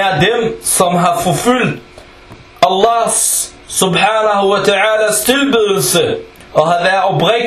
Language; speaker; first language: Danish; non-native, fluent; Arabic